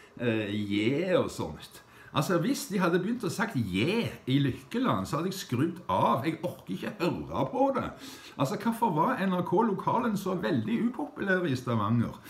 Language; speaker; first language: Norwegian; native; Norwegian